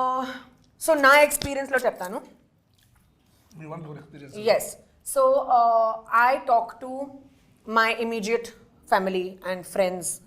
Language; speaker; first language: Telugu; non-native, fluent; Hindi